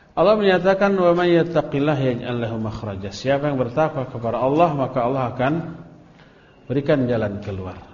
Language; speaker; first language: Indonesian; non-native, local second language; Sundanese